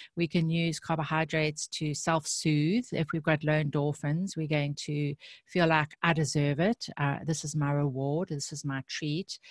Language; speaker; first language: English; native; English